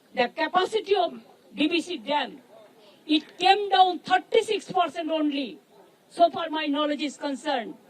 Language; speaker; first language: English; non-native, local second language; Bangla